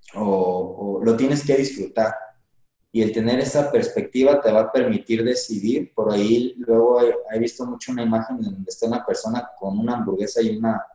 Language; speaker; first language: Spanish; native; Spanish